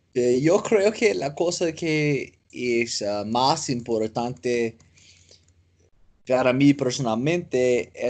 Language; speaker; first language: Spanish; non-native, learner; English